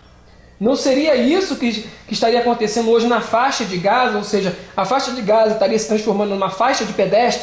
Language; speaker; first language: Portuguese; native; Portuguese